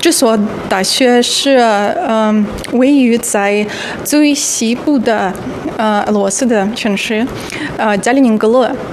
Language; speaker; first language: Chinese; non-native, fluent; Russian